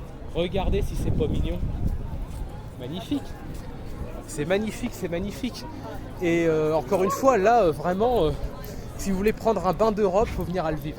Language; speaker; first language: French; native; French